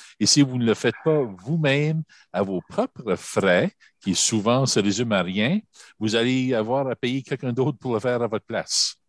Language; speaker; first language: French; native; French